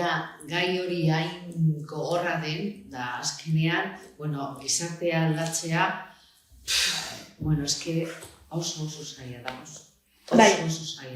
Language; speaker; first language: Basque; non-native, local second language; Spanish